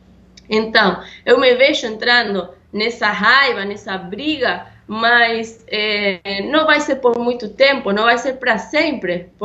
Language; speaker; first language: Portuguese; non-native, fluent; Spanish